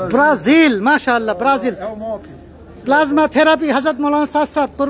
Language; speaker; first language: Hindi; native; Hindi